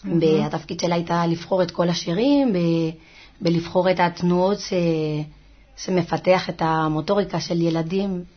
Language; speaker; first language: Hebrew; non-native, fluent; Spanish